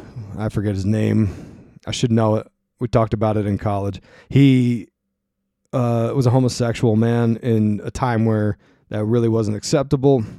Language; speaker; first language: English; native; English